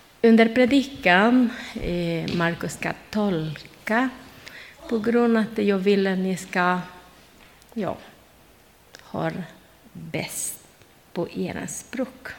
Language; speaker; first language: Swedish; non-native, learner; Spanish